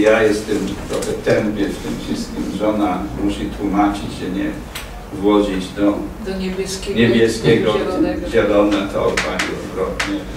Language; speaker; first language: Polish; non-native, fluent; English